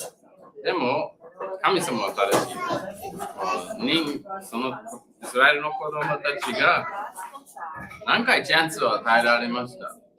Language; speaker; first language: Japanese; non-native, learner; English